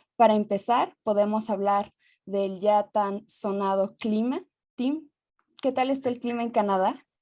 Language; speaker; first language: Spanish; native; Spanish